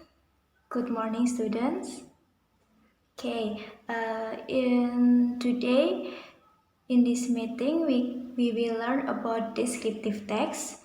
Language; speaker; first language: English; non-native, learner; Indonesian